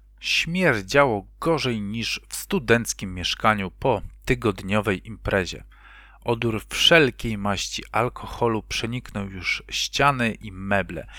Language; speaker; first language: Polish; native; Polish